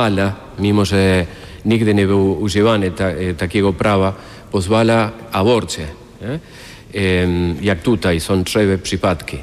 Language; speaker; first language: Polish; non-native, fluent; Spanish